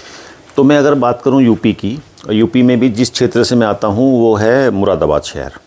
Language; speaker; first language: Hindi; native; Hindi